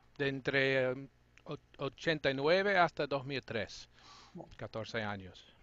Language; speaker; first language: Spanish; non-native, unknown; English